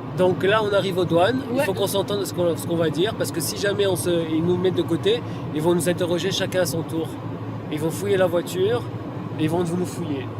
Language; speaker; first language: French; native; French